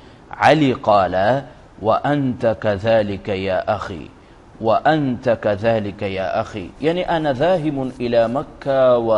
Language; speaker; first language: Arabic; non-native, fluent; Urdu